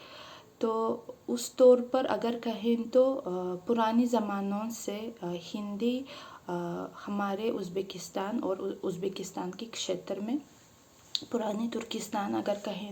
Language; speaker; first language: Hindi; non-native, fluent; Uzbek